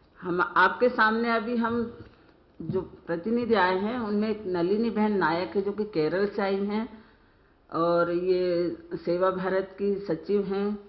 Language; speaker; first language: Hindi; native; Hindi